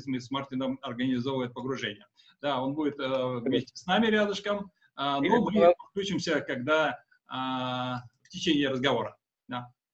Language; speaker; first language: Russian; native; Russian